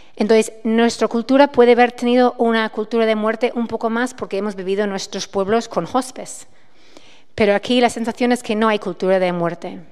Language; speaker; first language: Spanish; non-native, fluent; English